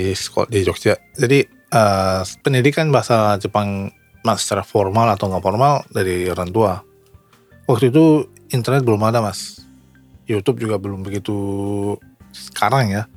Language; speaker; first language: Indonesian; native; Indonesian